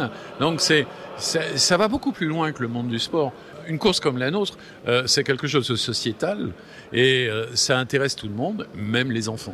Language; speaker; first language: French; native; French